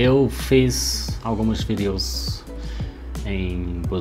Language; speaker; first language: Portuguese; non-native, learner; English